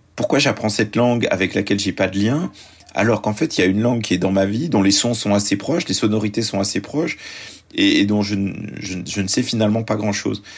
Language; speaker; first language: French; early bilingual, other home language; Arabic